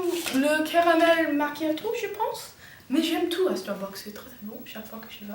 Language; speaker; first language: French; non-native, learner; English